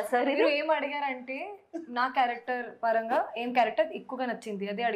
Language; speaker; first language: Telugu; non-native, fluent; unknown